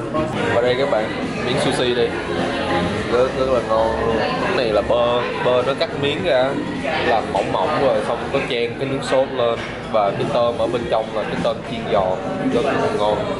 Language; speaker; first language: Vietnamese; early bilingual, other home language; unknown